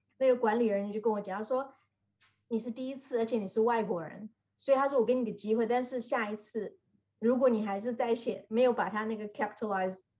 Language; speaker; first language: Chinese; native; Chinese